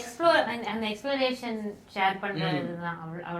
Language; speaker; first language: Tamil; early bilingual, heritage; Tamil